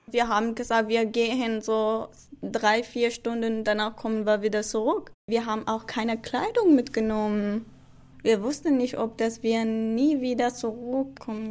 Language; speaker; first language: German; non-native, learner; Kurdish